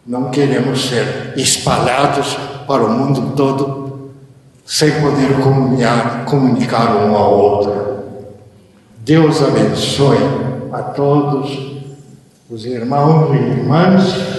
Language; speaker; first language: Portuguese; early bilingual, other home language; Japanese